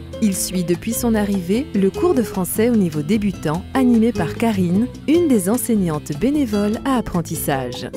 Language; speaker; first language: French; native; French